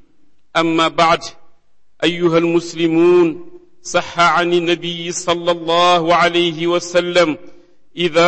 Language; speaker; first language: Arabic; non-native, fluent; Wolof